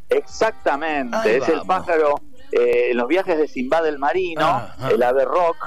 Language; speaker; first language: Spanish; native; Spanish